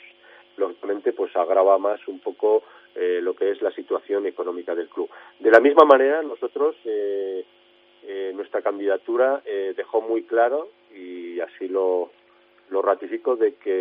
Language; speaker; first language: Spanish; native; Spanish